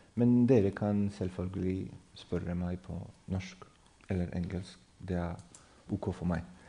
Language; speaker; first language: Norwegian; non-native, learner; Bosnian